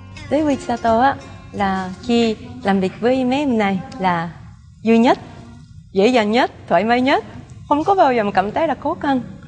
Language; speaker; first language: Vietnamese; non-native, fluent; Japanese